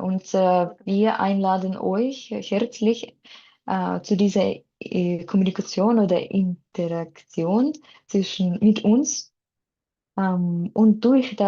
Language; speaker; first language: German; non-native, learner; Russian